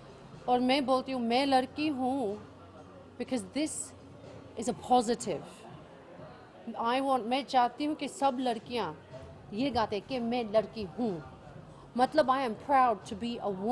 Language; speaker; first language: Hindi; early bilingual, heritage; English